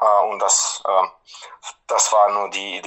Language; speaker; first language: German; non-native, fluent; Italian